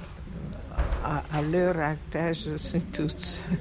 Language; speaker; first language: French; non-native, fluent; Hungarian